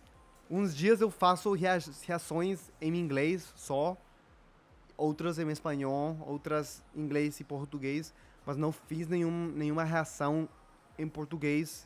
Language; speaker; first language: Portuguese; non-native, fluent; Spanish